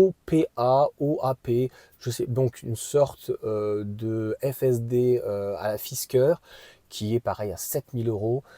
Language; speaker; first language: French; native; French